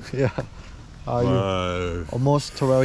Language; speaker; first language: English; non-native, learner; Lao